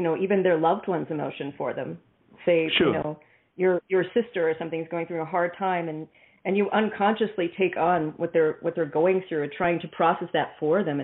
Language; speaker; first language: English; native; English